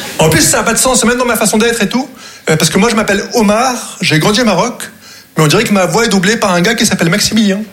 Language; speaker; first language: French; non-native, local second language; Arabic